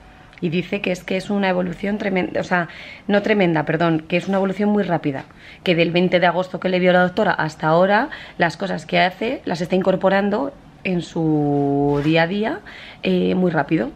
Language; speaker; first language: Spanish; native; Spanish